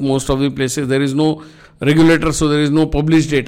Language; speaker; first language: Marathi; native; Marathi